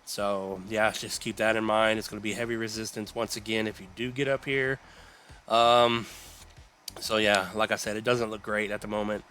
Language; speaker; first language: English; native; English